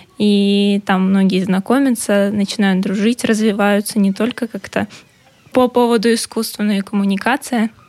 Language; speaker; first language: Russian; native; Russian